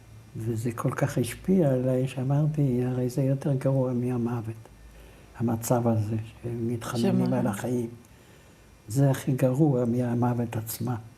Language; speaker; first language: Hebrew; non-native, fluent; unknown